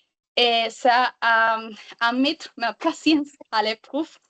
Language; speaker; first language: French; non-native, learner; Spanish